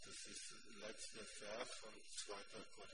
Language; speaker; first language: German; non-native, fluent; Portuguese